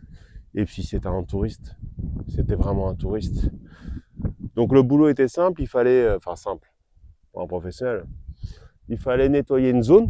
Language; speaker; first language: French; native; French